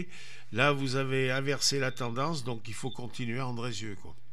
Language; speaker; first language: French; native; French